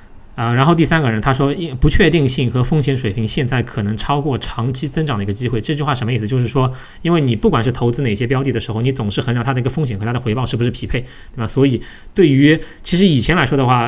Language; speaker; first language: Chinese; native; Chinese